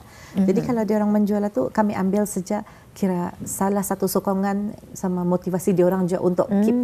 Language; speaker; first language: Malay; native; Malay